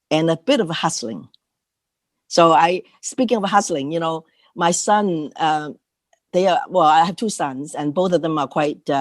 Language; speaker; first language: English; non-native, local second language; Cantonese